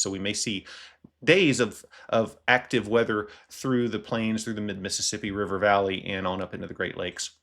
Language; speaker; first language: English; native; English